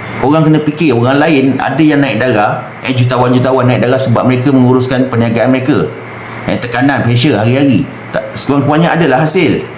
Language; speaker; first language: Malay; native; Malay